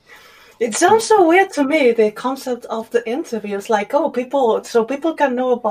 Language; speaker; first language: English; non-native, fluent; Spanish